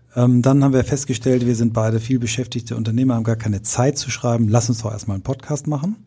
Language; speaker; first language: German; native; German